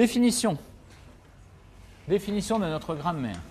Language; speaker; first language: French; native; French